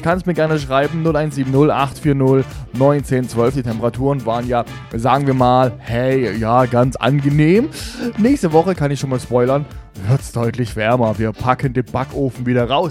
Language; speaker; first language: German; native; German